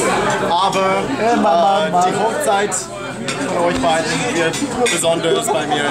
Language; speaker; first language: German; non-native, fluent; English